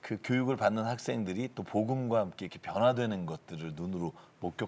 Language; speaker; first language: Korean; native; Korean